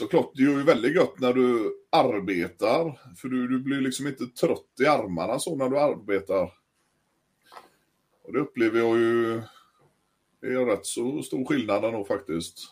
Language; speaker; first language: Swedish; native; Swedish